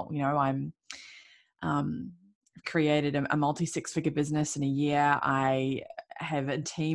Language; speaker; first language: English; native; English